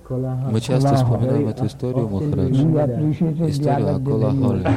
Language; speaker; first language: Russian; native; Russian